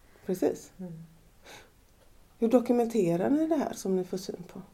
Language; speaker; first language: Swedish; native; Swedish